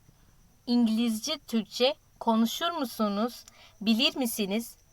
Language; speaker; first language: Turkish; non-native, learner; Urdu